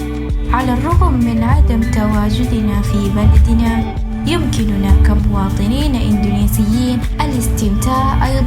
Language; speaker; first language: Arabic; non-native, learner; Indonesian